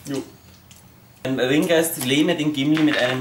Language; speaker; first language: German; native; German